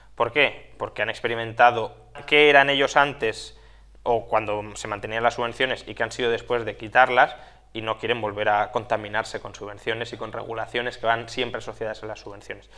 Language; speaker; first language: Spanish; native; Spanish